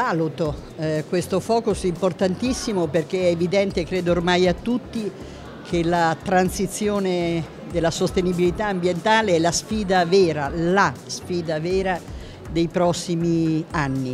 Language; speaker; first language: Italian; native; Italian